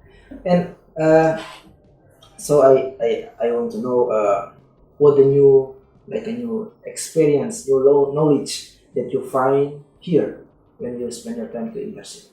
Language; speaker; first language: English; non-native, learner; Indonesian